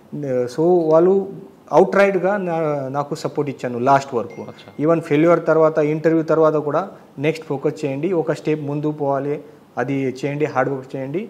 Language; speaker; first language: Telugu; non-native, learner; Marathi